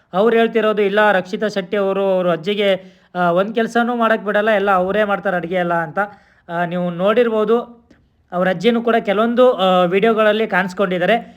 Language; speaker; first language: Kannada; native; Kannada